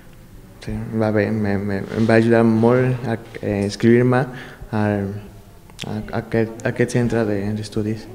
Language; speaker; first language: Catalan; non-native, learner; Spanish